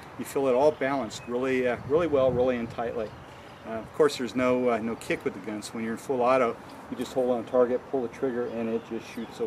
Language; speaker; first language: English; native; English